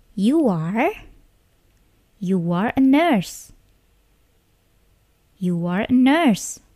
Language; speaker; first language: English; non-native, fluent; Indonesian